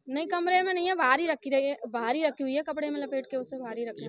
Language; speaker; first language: Hindi; native; Hindi